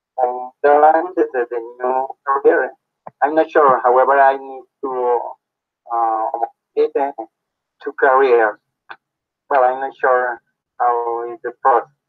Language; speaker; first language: English; non-native, learner; Spanish